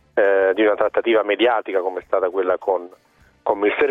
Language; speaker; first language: Italian; native; Italian